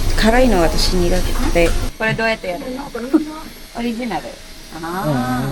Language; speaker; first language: Japanese; non-native, fluent; Filipino